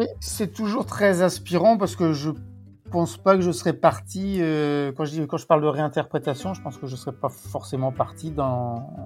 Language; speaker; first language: French; native; French